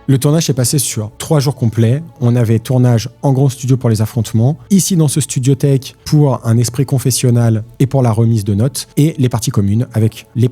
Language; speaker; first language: French; native; French